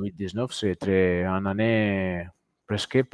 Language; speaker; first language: French; non-native, fluent; Italian